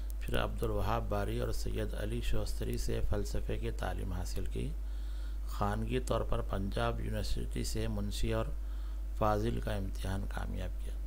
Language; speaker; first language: Urdu; native; Urdu